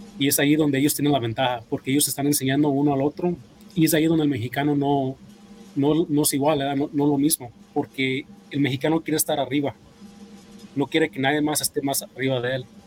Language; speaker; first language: Spanish; early bilingual, heritage; Spanish